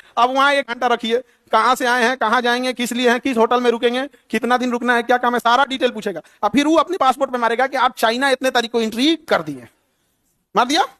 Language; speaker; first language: Hindi; native; Hindi